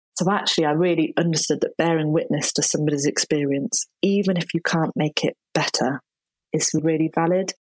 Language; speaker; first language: English; native; English